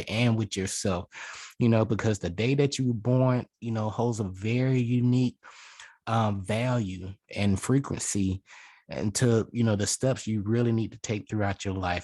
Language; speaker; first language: English; native; English